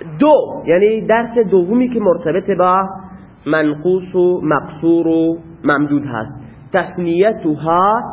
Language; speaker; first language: Persian; non-native, local second language; Baluchi